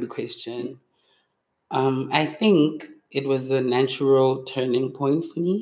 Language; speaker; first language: English; non-native, local second language; Tswana